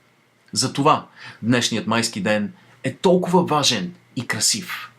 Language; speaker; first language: Bulgarian; native; Bulgarian